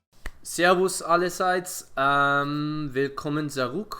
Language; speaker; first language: German; non-native, fluent; English